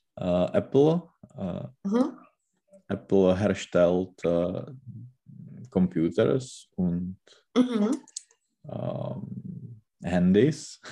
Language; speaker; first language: German; non-native, learner; Czech